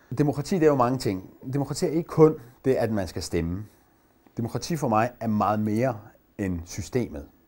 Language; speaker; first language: Danish; early bilingual, other home language; Persian